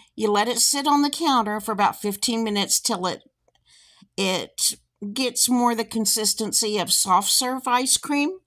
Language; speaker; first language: English; native; English